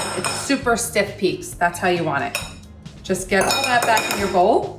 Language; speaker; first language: English; native; English